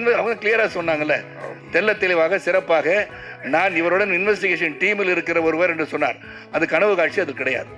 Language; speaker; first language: Tamil; native; Tamil